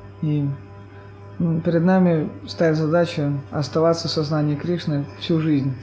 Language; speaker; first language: Russian; native; Russian